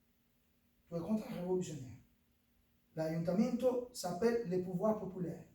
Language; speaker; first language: French; non-native, fluent; Spanish